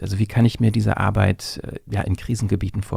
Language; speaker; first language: German; native; German